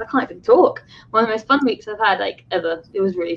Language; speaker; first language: English; native; English